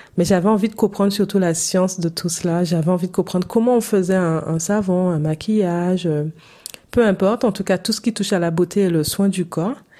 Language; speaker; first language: French; native; French